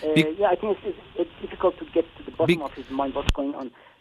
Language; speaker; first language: English; non-native, fluent; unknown